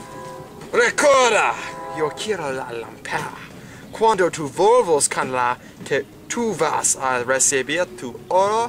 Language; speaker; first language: Spanish; non-native, learner; English